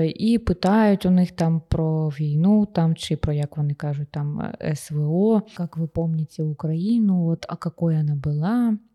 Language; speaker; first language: Ukrainian; native; Ukrainian